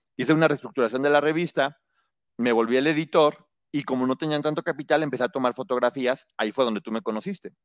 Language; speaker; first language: Spanish; native; Spanish